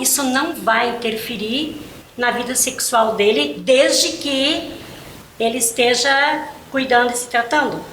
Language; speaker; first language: Portuguese; native; Portuguese